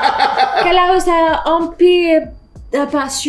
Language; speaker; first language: Indonesian; non-native, learner; French